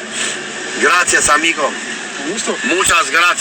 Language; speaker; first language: Spanish; non-native, learner; Albanian